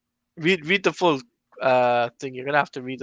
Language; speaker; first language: English; native; English